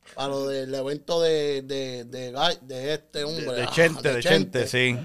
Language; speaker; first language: Spanish; native; Spanish